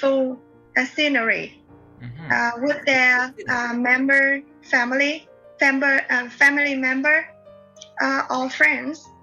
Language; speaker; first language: English; non-native, learner; Vietnamese